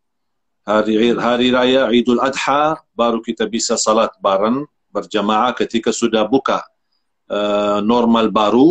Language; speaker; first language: Indonesian; non-native, fluent; Arabic